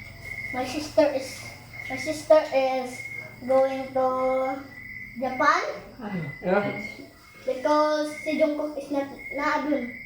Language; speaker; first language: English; non-native, learner; Cebuano